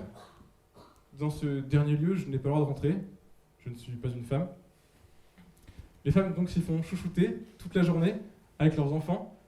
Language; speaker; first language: French; native; French